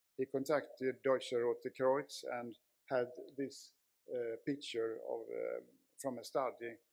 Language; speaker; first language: English; non-native, fluent; Swedish